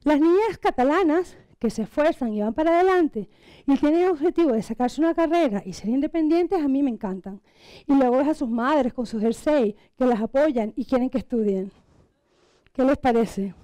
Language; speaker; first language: Spanish; non-native, local second language; Catalan